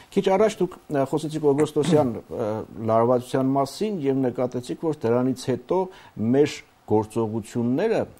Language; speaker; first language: Armenian; native; Armenian